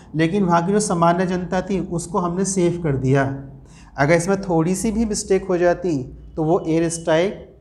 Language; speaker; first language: Hindi; native; Hindi